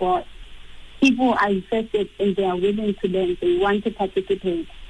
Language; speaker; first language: English; non-native, local second language; Xhosa